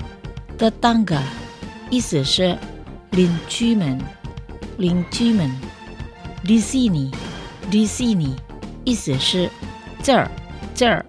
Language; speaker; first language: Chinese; non-native, fluent; Indonesian